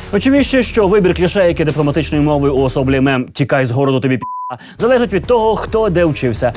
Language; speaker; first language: Ukrainian; native; Ukrainian